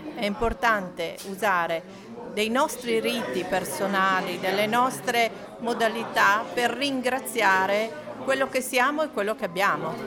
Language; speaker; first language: Italian; native; Italian